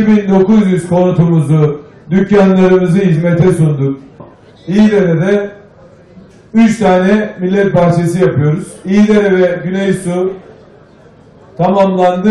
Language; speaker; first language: Turkish; native; Turkish